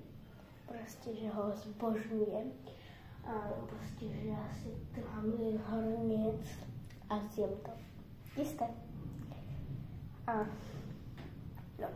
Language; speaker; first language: Slovak; non-native, local second language; Romany